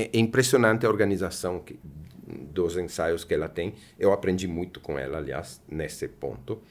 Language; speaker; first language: Portuguese; non-native, fluent; Italian